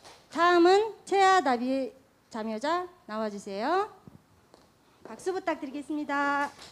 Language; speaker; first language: Korean; non-native, fluent; Kazakh